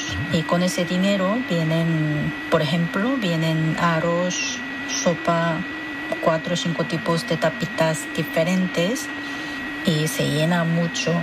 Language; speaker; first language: Spanish; non-native, fluent; Korean